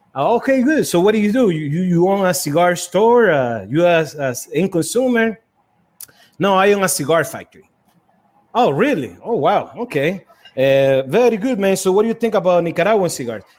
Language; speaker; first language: English; non-native, fluent; Spanish